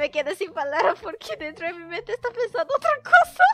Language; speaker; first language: Spanish; non-native, learner; Japanese